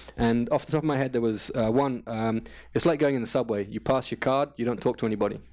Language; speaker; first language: English; native; English